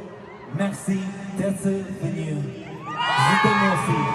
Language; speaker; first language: French; non-native, learner; Korean